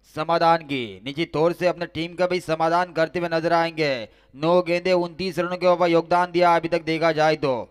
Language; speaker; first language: Hindi; non-native, local second language; Marathi